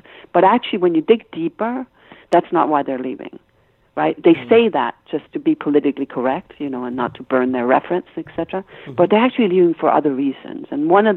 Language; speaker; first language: English; non-native, fluent; Danish